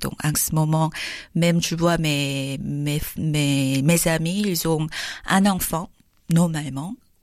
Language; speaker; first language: French; non-native, learner; Korean